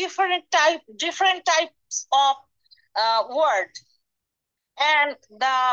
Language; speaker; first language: English; non-native, learner; Bangla